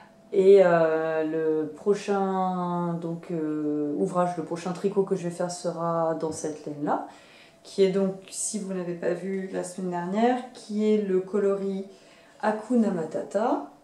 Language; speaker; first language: French; native; French